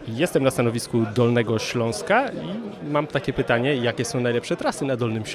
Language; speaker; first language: Polish; native; Polish